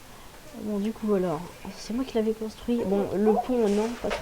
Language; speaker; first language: French; native; French